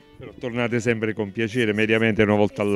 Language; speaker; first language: Italian; native; Italian